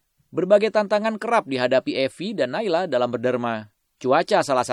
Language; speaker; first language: Indonesian; native; Indonesian